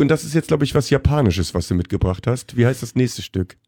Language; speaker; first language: German; native; German